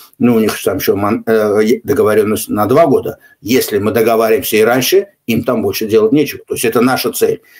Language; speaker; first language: Russian; non-native, local second language; Azerbaijani